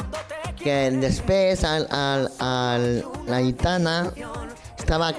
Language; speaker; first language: Catalan; non-native, local second language; Spanish